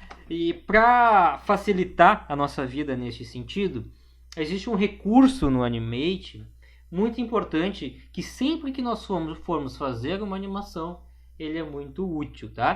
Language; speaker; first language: Portuguese; native; Portuguese